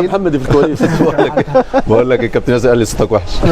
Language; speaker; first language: Arabic; native; Arabic